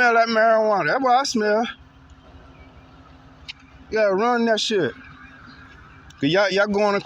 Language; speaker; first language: English; native; English